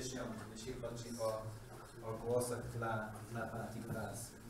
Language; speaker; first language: Polish; non-native, learner; English